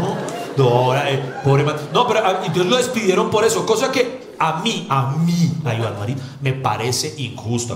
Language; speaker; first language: Spanish; native; Spanish